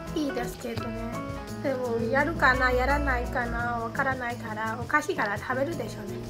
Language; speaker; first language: Japanese; non-native, learner; Burmese